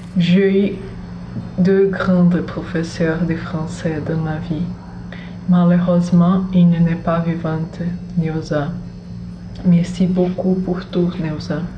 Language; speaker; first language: French; non-native, learner; Portuguese